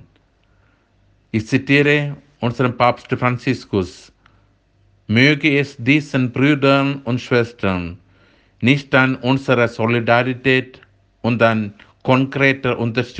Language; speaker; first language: German; non-native, fluent; Malayalam